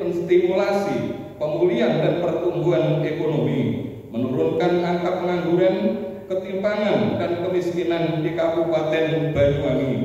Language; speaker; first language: Indonesian; native; Indonesian